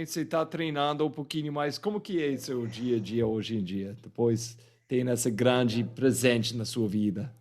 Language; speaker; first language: Portuguese; non-native, fluent; English